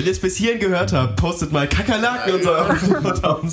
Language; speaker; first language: German; native; German